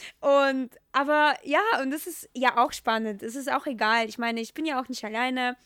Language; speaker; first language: German; non-native, fluent; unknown